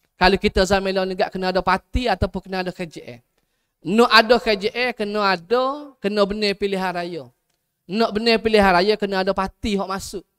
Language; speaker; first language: Malay; native; Malay